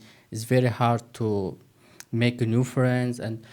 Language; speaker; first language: English; non-native, learner; Turkish